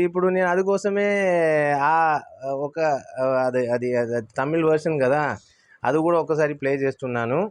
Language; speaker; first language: Telugu; non-native, learner; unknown